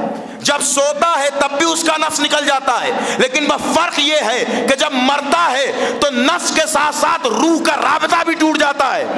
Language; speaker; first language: Urdu; native; Urdu